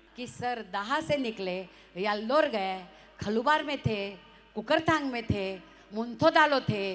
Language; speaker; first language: Hindi; non-native, local second language; Marathi